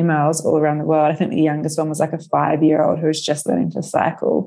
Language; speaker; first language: English; native; English